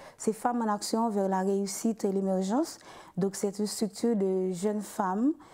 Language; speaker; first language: French; non-native, local second language; Haitian Creole